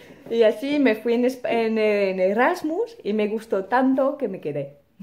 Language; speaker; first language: Spanish; non-native, fluent; French